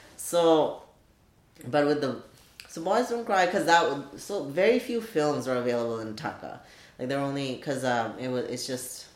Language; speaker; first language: English; non-native, local second language; Bangla